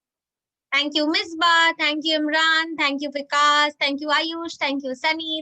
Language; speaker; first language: English; non-native, local second language; Hindi